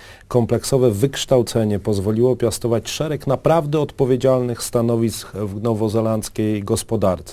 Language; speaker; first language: Polish; native; Polish